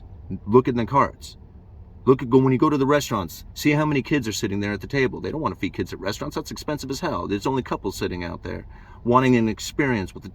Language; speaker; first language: English; native; English